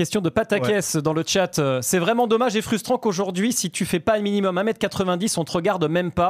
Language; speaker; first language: French; native; French